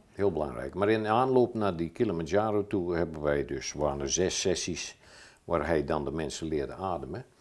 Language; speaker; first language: Dutch; native; Dutch